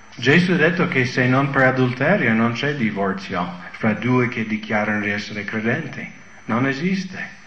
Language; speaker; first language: Italian; non-native, fluent; English